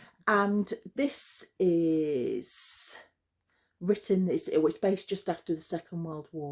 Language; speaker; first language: English; native; English